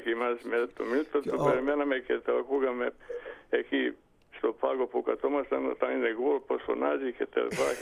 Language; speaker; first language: Greek; non-native, fluent; Bosnian